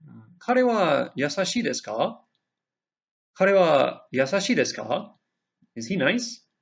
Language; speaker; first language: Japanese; non-native, fluent; English